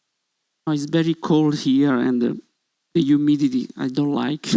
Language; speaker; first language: English; non-native, learner; Italian